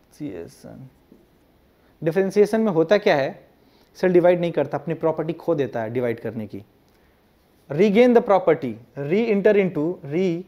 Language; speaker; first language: Hindi; non-native, local second language; Gujarati